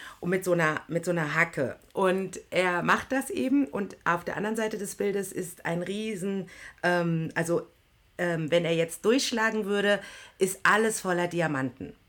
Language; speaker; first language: German; native; German